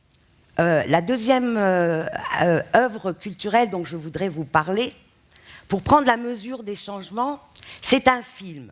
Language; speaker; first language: French; non-native, local second language; Arabic